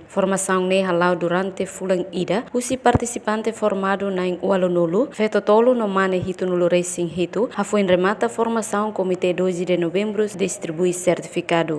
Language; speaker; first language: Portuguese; non-native, local second language; Tetum